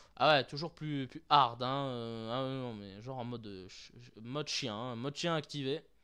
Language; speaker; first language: French; native; French